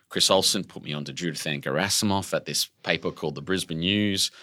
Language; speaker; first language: English; native; English